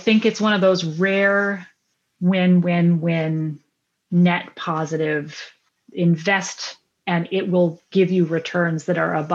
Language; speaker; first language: English; native; English